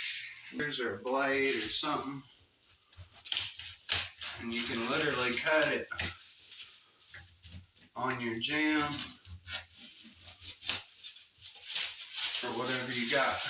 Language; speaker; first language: English; native; English